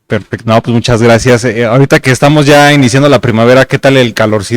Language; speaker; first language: Spanish; native; Spanish